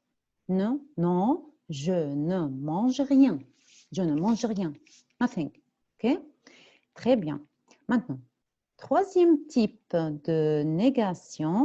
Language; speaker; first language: French; non-native, fluent; Arabic